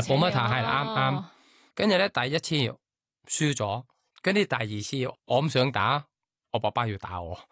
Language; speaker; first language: Cantonese; non-native, learner; Thai